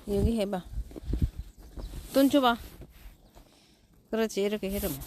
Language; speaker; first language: Korean; non-native, fluent; Filipino